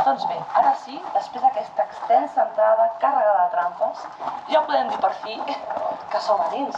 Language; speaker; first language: Catalan; native; Catalan